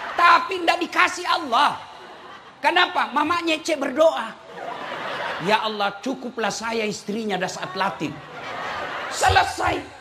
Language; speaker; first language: Indonesian; non-native, local second language; Buginese